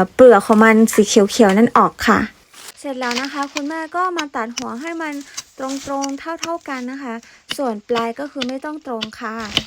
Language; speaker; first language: Thai; non-native, local second language; Karen languages